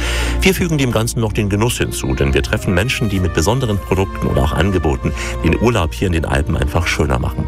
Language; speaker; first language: German; native; German